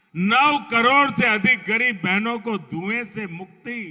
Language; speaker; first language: Hindi; non-native, local second language; Gujarati